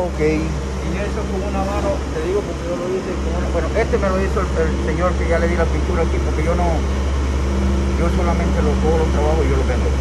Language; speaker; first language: Spanish; native; Spanish